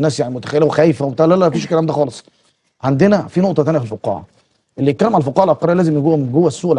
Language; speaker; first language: Arabic; native; Arabic